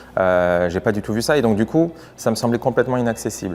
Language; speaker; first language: French; native; French